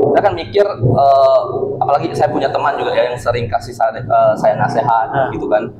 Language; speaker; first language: Indonesian; non-native, local second language; Min Nan Chinese